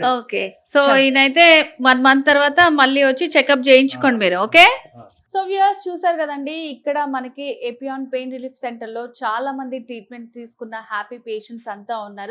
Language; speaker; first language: Telugu; native; Telugu